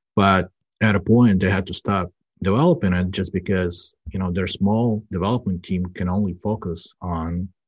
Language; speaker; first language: English; early bilingual, other home language; Russian